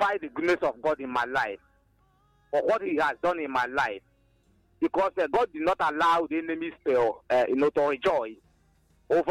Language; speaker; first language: English; non-native, local second language; Igbo